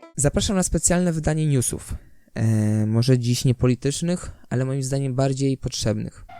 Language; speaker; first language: Polish; native; Polish